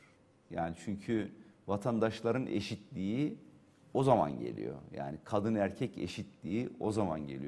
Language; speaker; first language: Turkish; native; Turkish